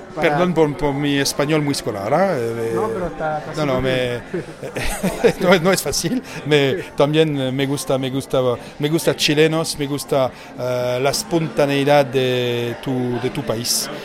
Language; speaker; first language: Spanish; non-native, learner; French